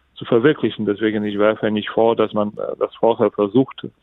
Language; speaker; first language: German; non-native, fluent; Polish